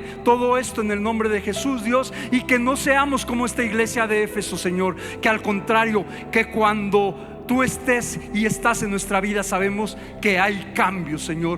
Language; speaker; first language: Spanish; native; Spanish